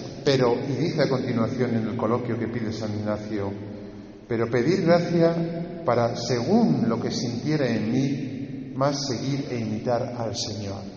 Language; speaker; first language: Spanish; native; Spanish